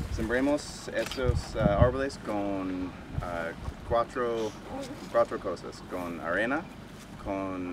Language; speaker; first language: Spanish; non-native, fluent; English